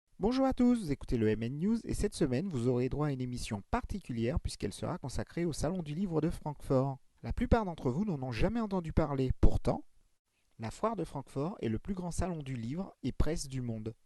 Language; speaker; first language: French; native; French